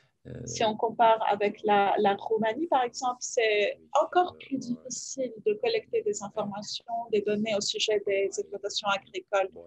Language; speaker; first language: French; non-native, fluent; Ukrainian